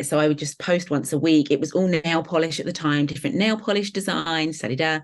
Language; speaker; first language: English; native; English